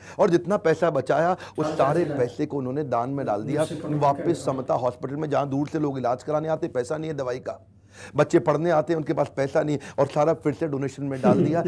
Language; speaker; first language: Hindi; native; Hindi